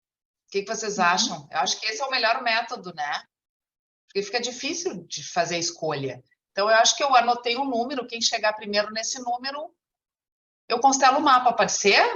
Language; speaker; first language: Portuguese; native; Portuguese